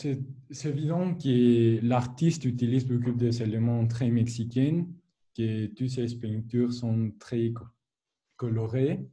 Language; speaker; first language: French; non-native, learner; Spanish